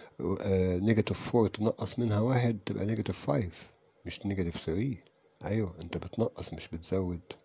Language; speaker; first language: Arabic; native; Arabic